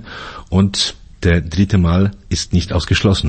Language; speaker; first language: German; non-native, fluent; Polish